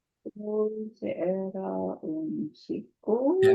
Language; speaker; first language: Spanish; non-native, learner; Korean